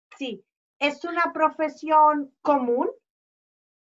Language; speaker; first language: Italian; non-native, learner; Spanish